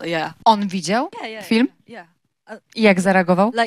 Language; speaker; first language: Polish; native; Polish